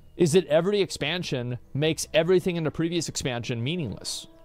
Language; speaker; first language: English; native; English